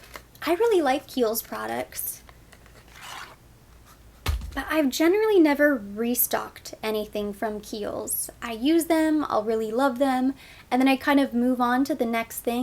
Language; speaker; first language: English; native; English